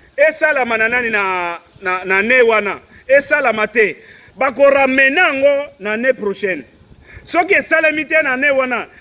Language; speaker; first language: Lingala; non-native, local second language; Kongo